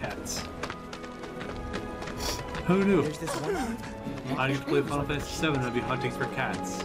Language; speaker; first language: English; native; English